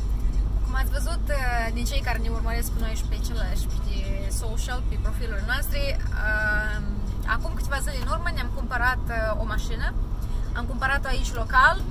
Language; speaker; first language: Romanian; native; Romanian